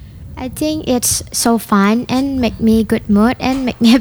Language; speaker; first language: English; non-native, learner; Indonesian